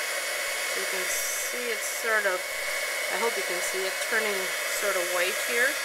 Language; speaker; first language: English; native; English